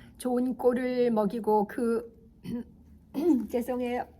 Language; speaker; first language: Korean; native; Korean